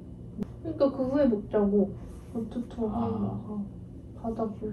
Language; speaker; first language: Korean; native; Korean